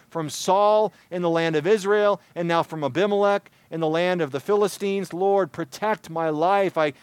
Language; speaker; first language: English; native; English